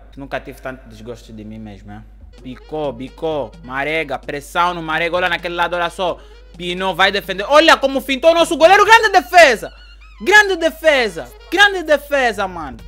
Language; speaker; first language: Portuguese; native; Portuguese